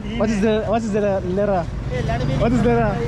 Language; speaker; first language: English; non-native, learner; French